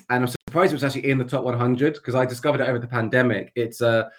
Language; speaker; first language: English; native; English